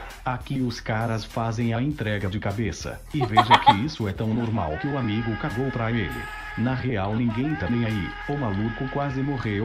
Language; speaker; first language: Portuguese; native; Portuguese